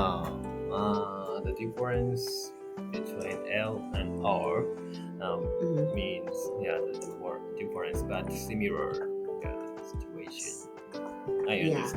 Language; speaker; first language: English; non-native, learner; Japanese